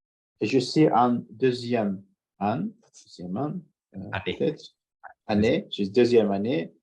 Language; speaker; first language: French; non-native, learner; Turkish